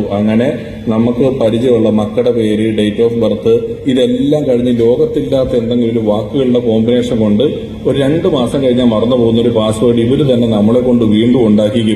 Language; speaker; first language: Malayalam; native; Malayalam